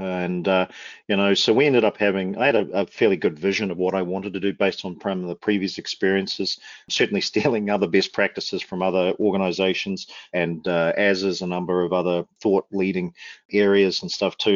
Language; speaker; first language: English; native; English